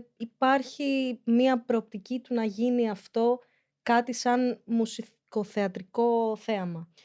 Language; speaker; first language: Greek; native; Greek